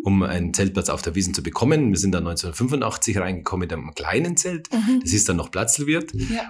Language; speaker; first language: German; native; German